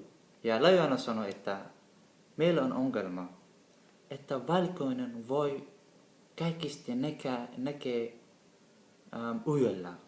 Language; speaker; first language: Finnish; non-native, learner; Somali